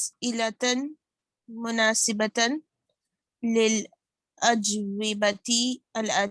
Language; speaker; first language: Arabic; non-native, learner; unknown